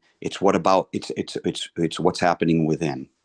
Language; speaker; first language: English; native; English